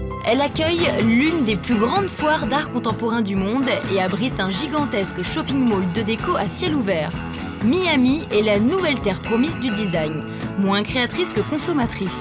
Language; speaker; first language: French; native; French